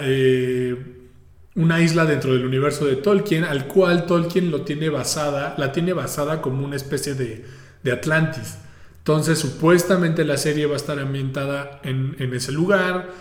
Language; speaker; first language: Spanish; native; Spanish